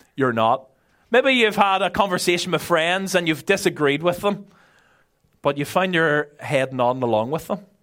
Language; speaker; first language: English; native; English